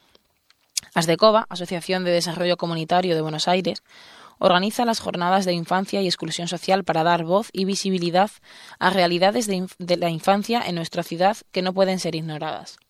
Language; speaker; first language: Spanish; native; Spanish